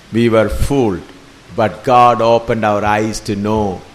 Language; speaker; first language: English; non-native, local second language; Malayalam